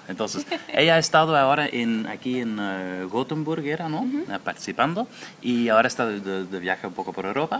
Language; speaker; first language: Spanish; non-native, fluent; Dutch